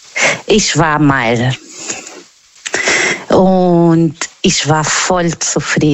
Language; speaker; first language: German; non-native, learner; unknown